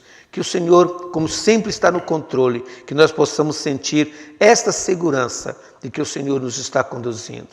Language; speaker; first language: Portuguese; native; Portuguese